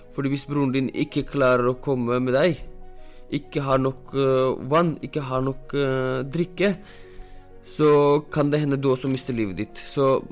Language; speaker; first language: Norwegian; non-native, fluent; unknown